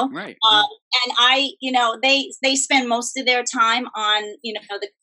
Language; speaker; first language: English; native; English